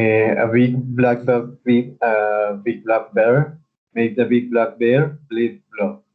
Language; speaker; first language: English; non-native, learner; Spanish